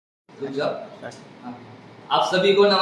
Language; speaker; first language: Hindi; native; Hindi